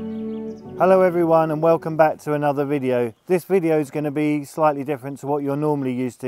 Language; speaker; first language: English; native; English